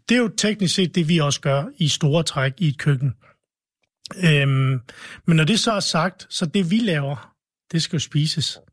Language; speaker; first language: Danish; early bilingual, other home language; Arabic